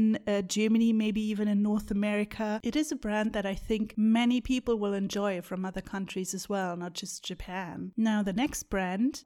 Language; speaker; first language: English; non-native, fluent; German